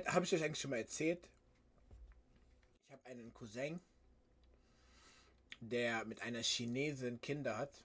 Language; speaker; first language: German; early bilingual, other home language; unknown